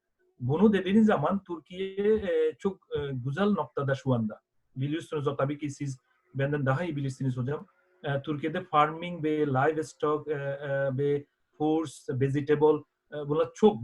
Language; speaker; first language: Turkish; non-native, fluent; Bangla